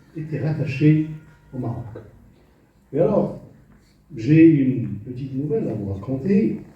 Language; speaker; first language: French; non-native, local second language; Arabic